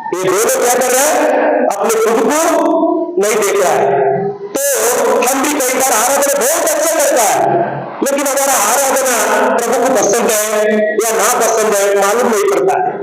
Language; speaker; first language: Hindi; non-native, local second language; Telugu